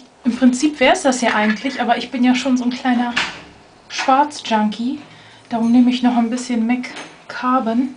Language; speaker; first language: German; native; German